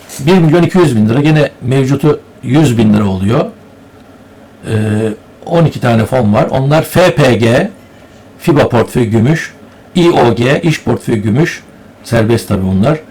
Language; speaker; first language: Turkish; native; Turkish